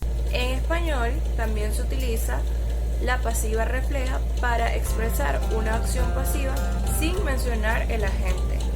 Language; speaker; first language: Spanish; native; Spanish